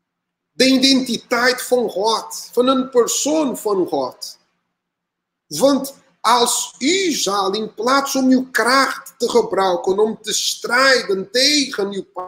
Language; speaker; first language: Dutch; non-native, learner; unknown